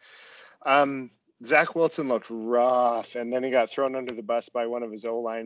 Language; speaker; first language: English; native; English